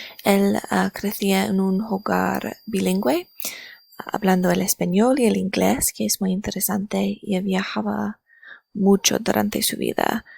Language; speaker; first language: Spanish; non-native, learner; English